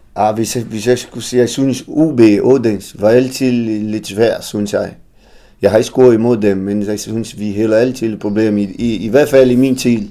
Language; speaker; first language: Danish; non-native, fluent; Portuguese